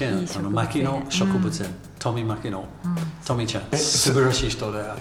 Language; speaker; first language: Japanese; non-native, learner; English